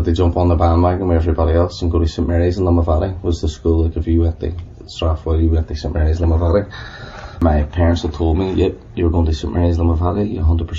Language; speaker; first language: English; native; English